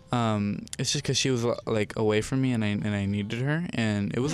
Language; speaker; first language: English; early bilingual, other home language; Spanish